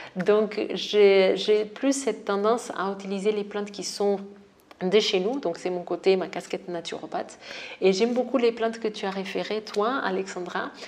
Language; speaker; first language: French; non-native, fluent; Portuguese